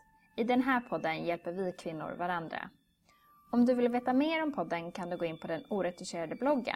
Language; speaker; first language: Swedish; native; Swedish